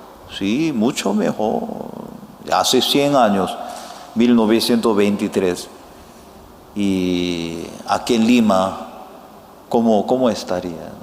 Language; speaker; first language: Spanish; non-native, fluent; Korean